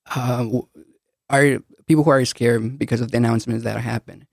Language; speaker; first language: English; early bilingual, other home language; Spanish